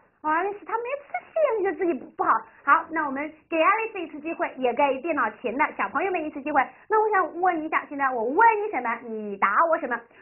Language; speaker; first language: Chinese; native; Chinese